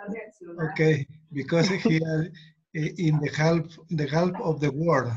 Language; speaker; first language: English; non-native, learner; Spanish